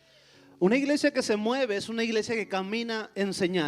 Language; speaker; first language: Spanish; native; Spanish